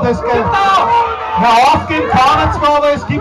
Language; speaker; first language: German; native; German